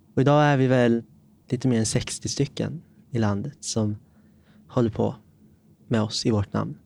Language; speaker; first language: Swedish; native; Swedish